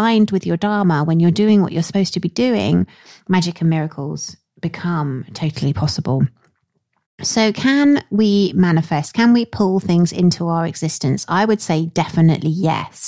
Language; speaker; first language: English; native; English